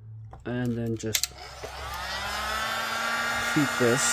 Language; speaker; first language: English; native; English